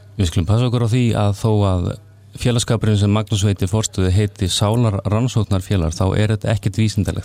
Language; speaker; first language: Icelandic; native; Icelandic